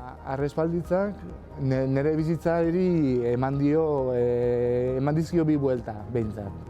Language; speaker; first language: Basque; native; Basque